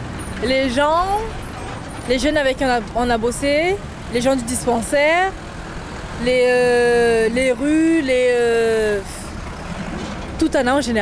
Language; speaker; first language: French; native; French